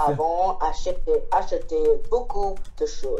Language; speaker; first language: French; non-native, learner; Chinese